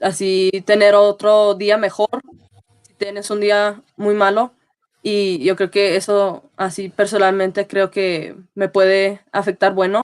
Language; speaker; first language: Spanish; early bilingual, heritage; Spanish